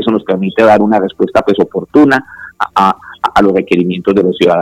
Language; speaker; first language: Spanish; native; Spanish